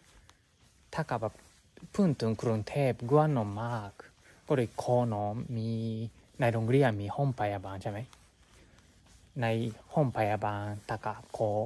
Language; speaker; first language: Thai; non-native, learner; Japanese